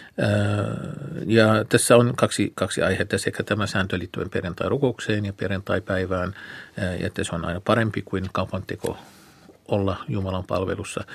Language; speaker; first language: Finnish; non-native, fluent; Arabic